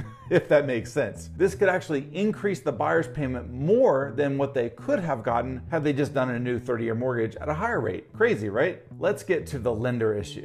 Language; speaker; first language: English; native; English